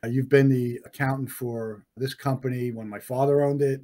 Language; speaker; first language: English; native; English